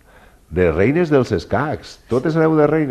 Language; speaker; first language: Catalan; native; Catalan